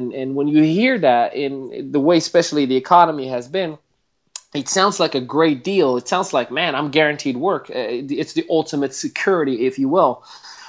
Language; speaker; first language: English; non-native, fluent; Arabic